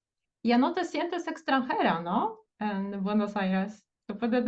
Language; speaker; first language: Spanish; non-native, fluent; Portuguese